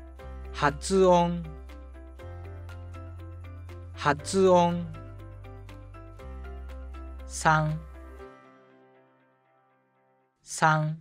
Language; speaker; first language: Japanese; native; Japanese